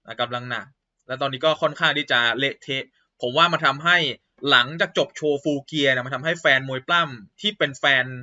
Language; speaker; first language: Thai; native; Thai